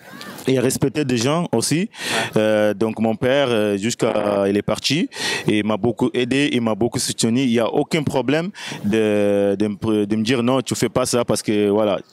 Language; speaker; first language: French; non-native, fluent; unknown